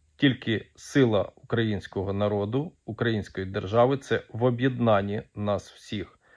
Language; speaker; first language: Ukrainian; native; Ukrainian